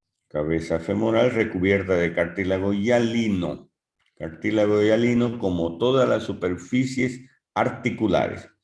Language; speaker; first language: Spanish; native; Spanish